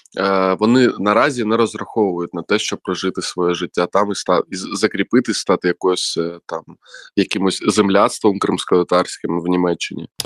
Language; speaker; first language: Ukrainian; non-native, local second language; Crimean Tatar